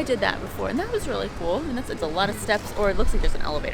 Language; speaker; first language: English; native; English